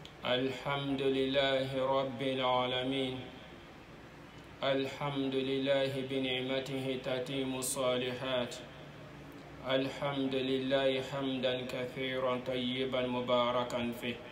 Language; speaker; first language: Arabic; non-native, fluent; Bambara